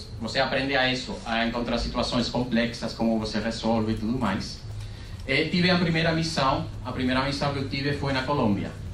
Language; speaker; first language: Portuguese; non-native, fluent; Spanish